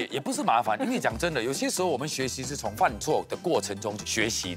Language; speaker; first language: Chinese; native; Chinese